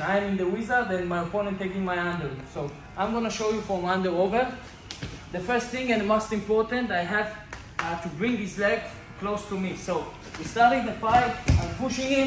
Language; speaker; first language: English; non-native, fluent; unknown